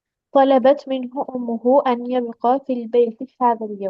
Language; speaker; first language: Arabic; non-native, learner; Albanian